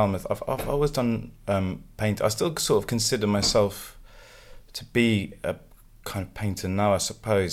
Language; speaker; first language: English; native; English